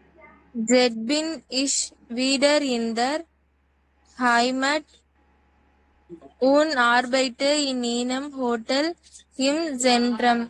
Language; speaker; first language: German; non-native, learner; Tamil